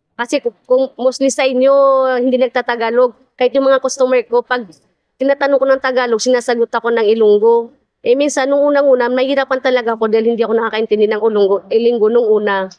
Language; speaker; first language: Filipino; non-native, local second language; Maranao